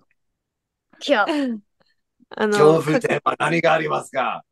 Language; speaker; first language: Japanese; non-native, fluent; English